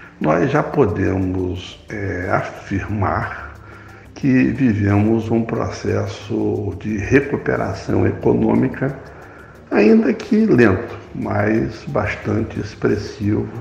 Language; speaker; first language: Portuguese; native; Portuguese